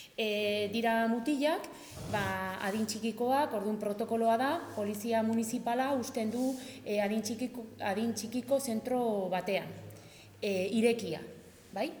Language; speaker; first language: Basque; non-native, local second language; Spanish